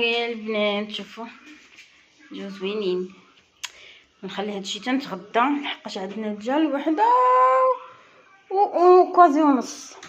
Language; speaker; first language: Arabic; native; Arabic